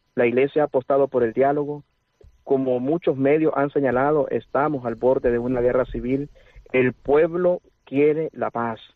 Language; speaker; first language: Spanish; native; Spanish